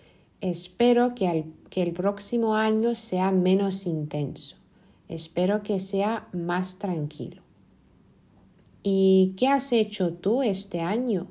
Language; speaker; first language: Spanish; non-native, fluent; Lithuanian